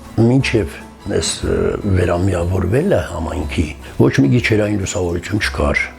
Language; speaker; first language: Armenian; non-native, local second language; Kurdish